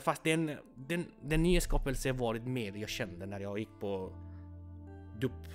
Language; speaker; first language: Swedish; non-native, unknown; Persian